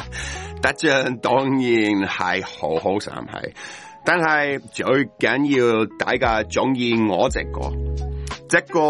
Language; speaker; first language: Cantonese; non-native, learner; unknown